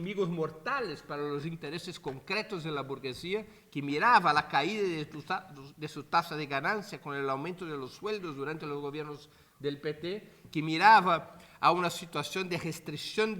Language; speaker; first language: Spanish; non-native, fluent; Portuguese